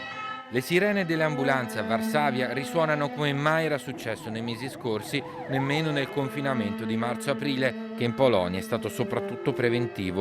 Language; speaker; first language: Italian; native; Italian